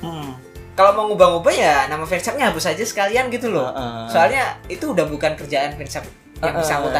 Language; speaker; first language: Indonesian; native; Indonesian